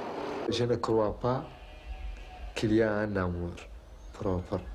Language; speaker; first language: French; non-native, learner; Arabic